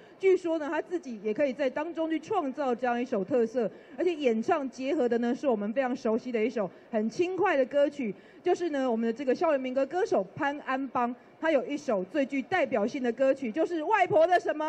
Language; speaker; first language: Chinese; native; Chinese